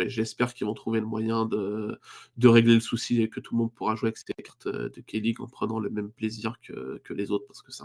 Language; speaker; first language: French; native; French